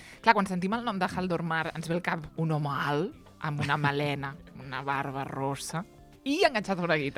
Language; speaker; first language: Catalan; native; Catalan